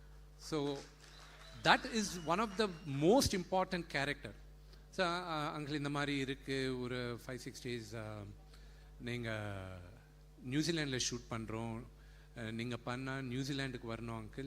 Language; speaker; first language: Tamil; non-native, local second language; Telugu